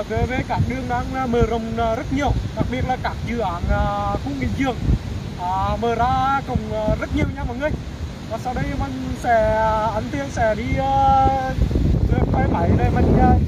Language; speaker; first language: Vietnamese; native; Vietnamese